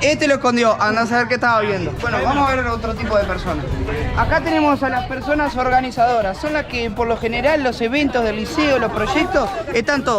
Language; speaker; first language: Spanish; native; Spanish